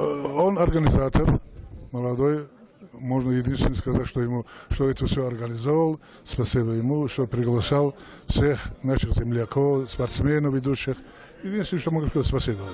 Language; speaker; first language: Russian; non-native, local second language; Avaric